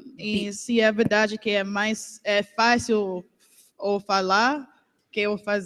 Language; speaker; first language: Portuguese; non-native, learner; English